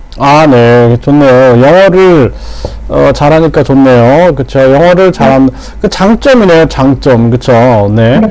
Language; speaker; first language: Korean; native; Korean